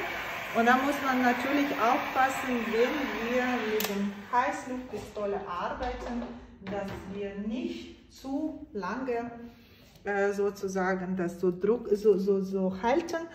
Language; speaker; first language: German; non-native, fluent; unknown